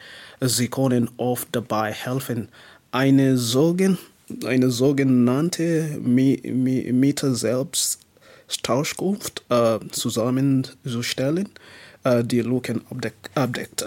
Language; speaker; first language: German; non-native, learner; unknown